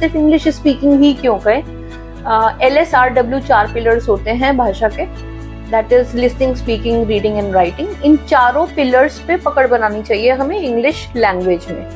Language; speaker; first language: Hindi; native; Hindi